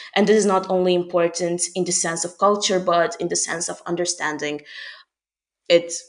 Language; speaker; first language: English; non-native, fluent; Hungarian